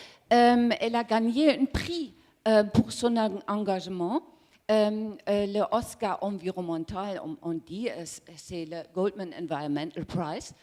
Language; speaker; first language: French; non-native, learner; German